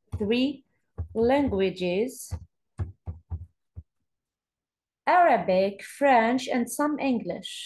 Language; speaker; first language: English; non-native, fluent; Arabic